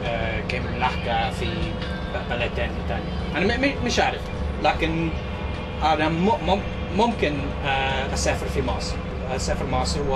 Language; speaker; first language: Arabic; non-native, learner; English